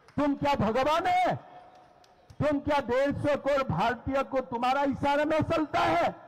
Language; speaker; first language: Hindi; non-native, local second language; Assamese